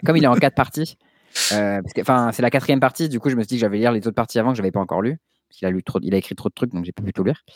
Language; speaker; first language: French; native; French